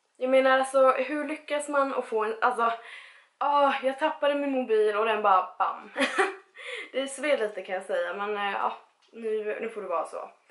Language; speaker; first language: Swedish; early bilingual, other home language; Spanish